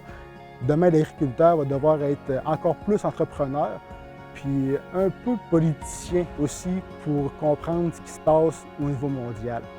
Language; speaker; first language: French; native; French